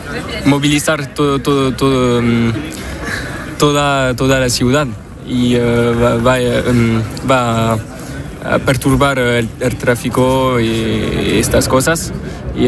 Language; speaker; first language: Spanish; non-native, learner; French